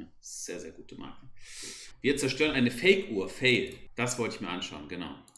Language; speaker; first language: German; native; German